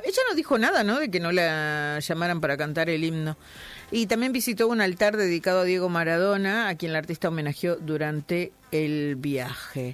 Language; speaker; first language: Spanish; native; Spanish